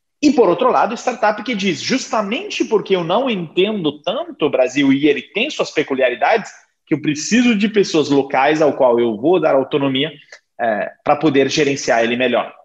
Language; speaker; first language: Portuguese; non-native, fluent; Italian